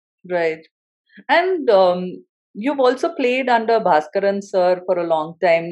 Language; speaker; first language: English; non-native, local second language; Hindi